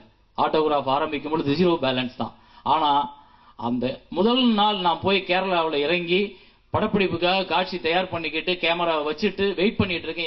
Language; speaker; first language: Tamil; native; Tamil